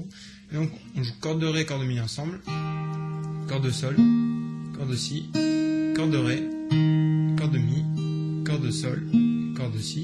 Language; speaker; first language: French; native; French